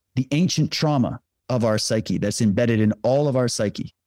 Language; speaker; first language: English; native; English